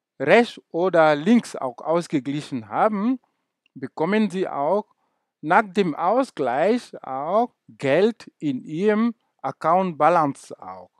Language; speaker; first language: German; non-native, fluent; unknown